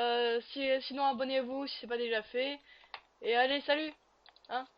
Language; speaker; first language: French; native; French